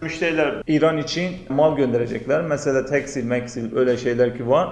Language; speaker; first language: Turkish; non-native, learner; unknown